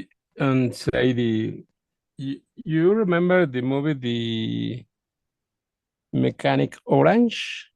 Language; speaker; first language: English; non-native, learner; Spanish